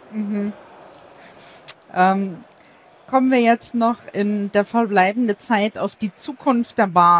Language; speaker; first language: German; native; German